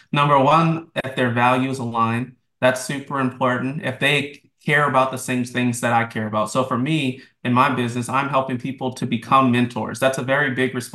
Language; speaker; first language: English; native; English